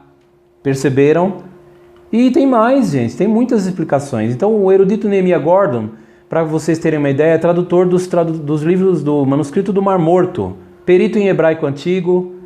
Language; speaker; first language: Portuguese; native; Portuguese